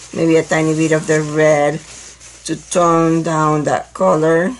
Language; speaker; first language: English; non-native, fluent; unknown